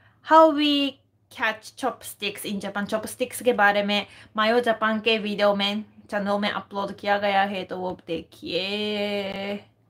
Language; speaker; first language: Hindi; non-native, fluent; Japanese